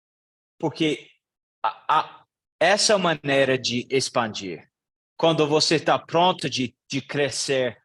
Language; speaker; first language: Portuguese; non-native, learner; English